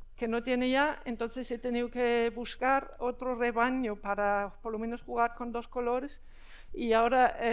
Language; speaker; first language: Spanish; non-native, fluent; Danish